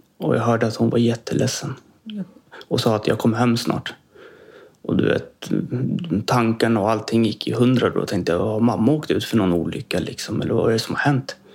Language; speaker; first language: Swedish; native; Swedish